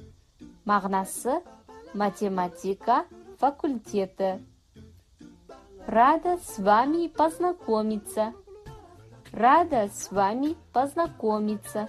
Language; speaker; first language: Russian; non-native, fluent; Kazakh